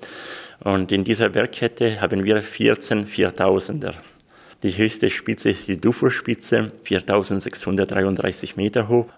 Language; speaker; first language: German; non-native, local second language; Swiss German